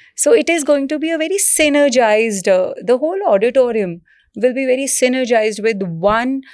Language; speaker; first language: English; non-native, local second language; Punjabi